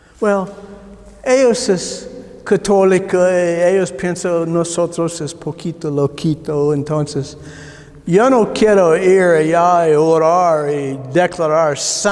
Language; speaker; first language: Spanish; non-native, learner; English